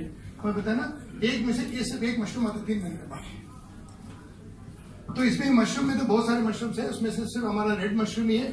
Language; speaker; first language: Hindi; native; Hindi